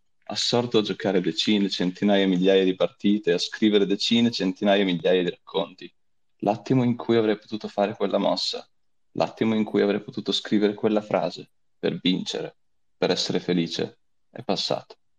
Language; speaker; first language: Italian; native; Italian